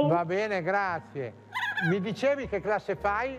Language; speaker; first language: Italian; native; Italian